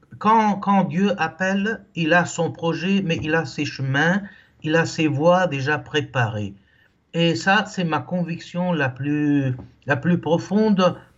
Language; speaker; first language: French; non-native, local second language; Arabic